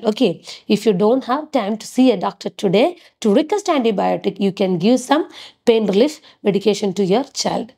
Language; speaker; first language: English; non-native, local second language; Malayalam